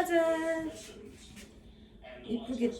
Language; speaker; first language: Korean; native; Korean